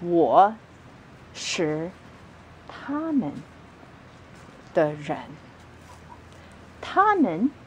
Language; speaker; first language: Chinese; non-native, fluent; English